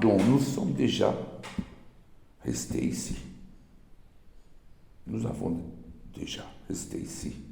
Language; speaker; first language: French; non-native, learner; Portuguese